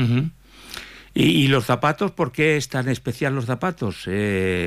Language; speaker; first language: Spanish; native; Spanish